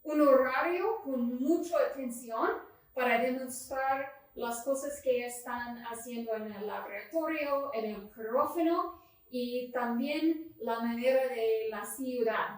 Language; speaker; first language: Spanish; non-native, learner; English